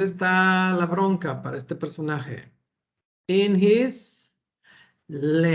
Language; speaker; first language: Spanish; native; Spanish